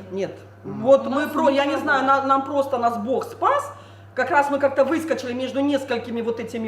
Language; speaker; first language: Russian; native; Russian